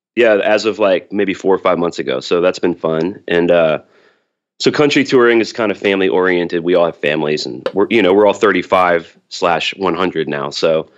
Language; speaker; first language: English; native; English